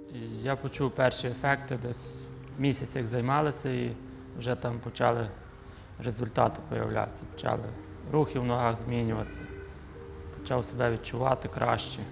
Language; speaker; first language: Ukrainian; native; Ukrainian